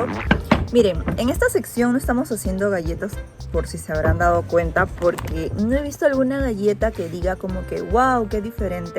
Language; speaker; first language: Spanish; native; Spanish